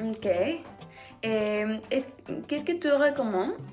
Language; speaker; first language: French; non-native, learner; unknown